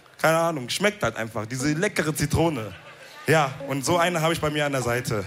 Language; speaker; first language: German; early bilingual, other home language; Wolof